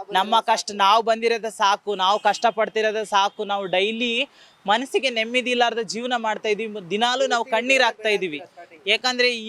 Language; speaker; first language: Kannada; native; Kannada